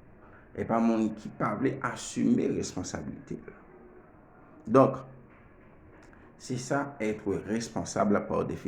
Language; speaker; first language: French; non-native, learner; Haitian Creole